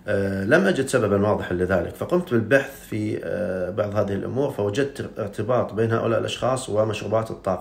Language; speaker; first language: Arabic; native; Arabic